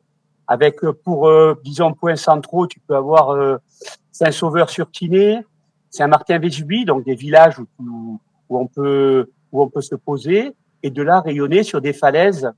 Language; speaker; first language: French; native; French